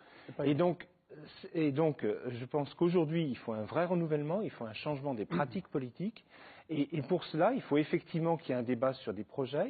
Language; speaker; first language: French; native; French